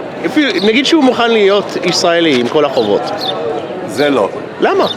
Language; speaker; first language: Hebrew; non-native, fluent; English